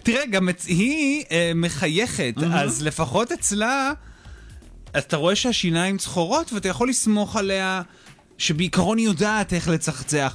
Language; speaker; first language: Hebrew; native; Hebrew